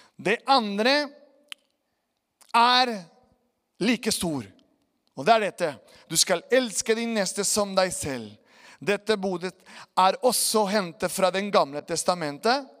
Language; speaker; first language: Norwegian; non-native, fluent; Spanish